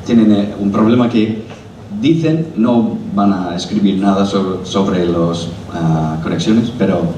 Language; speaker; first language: Spanish; non-native, learner; English